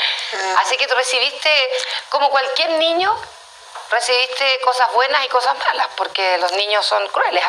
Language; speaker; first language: Spanish; native; Spanish